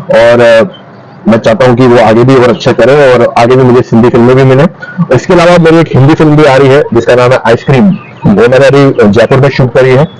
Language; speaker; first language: Hindi; non-native, local second language; Sindhi